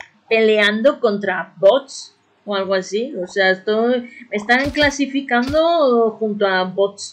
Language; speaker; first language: Spanish; native; Spanish